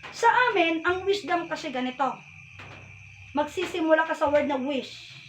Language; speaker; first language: Filipino; non-native, local second language; Iloko